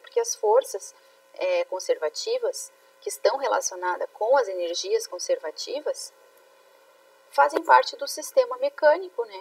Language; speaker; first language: Portuguese; native; Portuguese